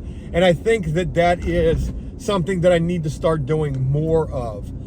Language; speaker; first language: English; native; English